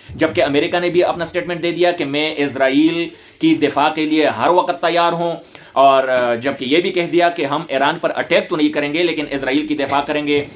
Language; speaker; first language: Urdu; non-native, local second language; Pashto